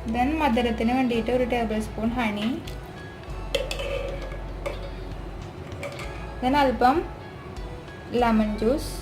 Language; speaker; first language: Malayalam; native; Malayalam